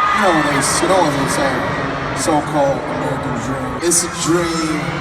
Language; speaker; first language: English; non-native, fluent; Korean